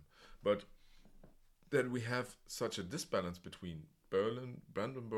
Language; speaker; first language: English; non-native, fluent; German